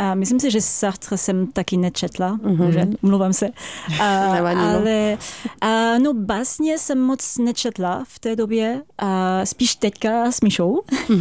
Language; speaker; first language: Czech; non-native, fluent; French